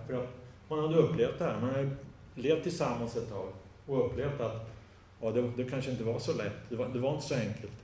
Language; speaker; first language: Swedish; native; Swedish